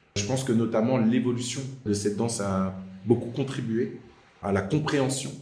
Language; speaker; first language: French; native; French